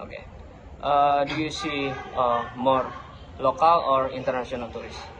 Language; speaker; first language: English; non-native, learner; Indonesian